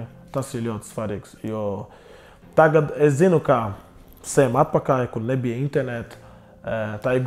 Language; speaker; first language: Latvian; non-native, learner; Portuguese